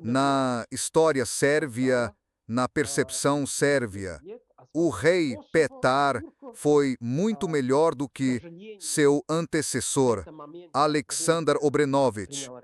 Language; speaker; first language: Portuguese; non-native, fluent; Serbian